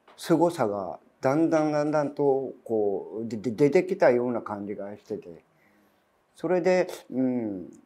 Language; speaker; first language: Japanese; native; Japanese